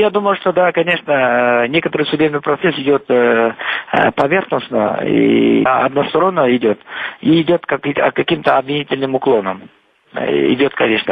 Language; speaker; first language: Russian; non-native, local second language; Kyrgyz